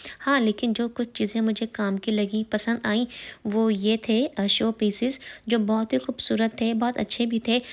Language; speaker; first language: Urdu; native; Urdu